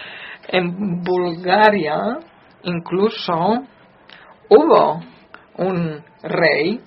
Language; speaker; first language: Spanish; non-native, fluent; Polish